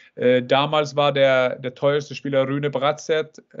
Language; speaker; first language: German; non-native, fluent; Norwegian